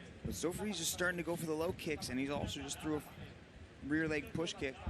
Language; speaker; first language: English; native; English